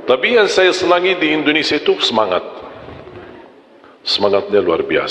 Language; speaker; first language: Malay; non-native, fluent; Arabic